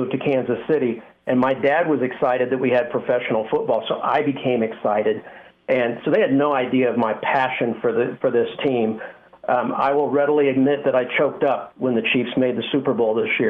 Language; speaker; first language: English; native; English